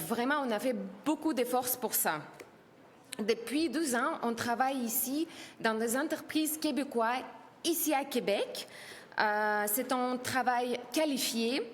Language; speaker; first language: French; non-native, learner; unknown